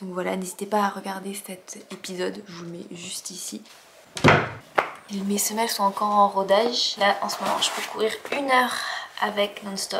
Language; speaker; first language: French; native; French